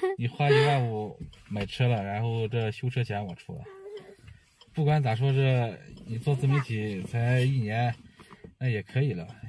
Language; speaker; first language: Chinese; native; Chinese